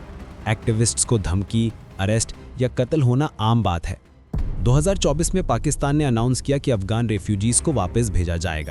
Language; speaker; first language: Hindi; native; Hindi